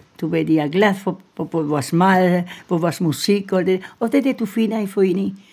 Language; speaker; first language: Danish; non-native, fluent; Spanish